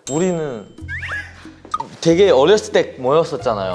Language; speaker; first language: Korean; non-native, fluent; Chinese